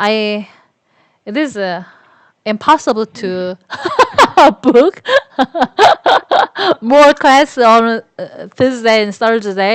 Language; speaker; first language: English; non-native, learner; Korean